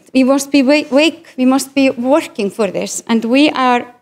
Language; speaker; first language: English; non-native, fluent; Icelandic